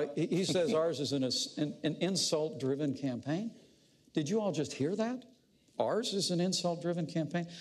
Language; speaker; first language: English; native; English